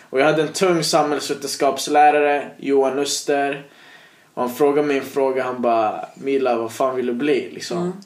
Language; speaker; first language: Swedish; early bilingual, other home language; Persian